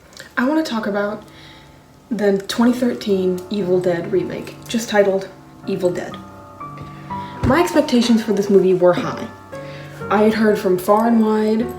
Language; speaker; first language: English; native; English